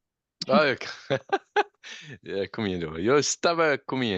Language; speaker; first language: Spanish; non-native, learner; English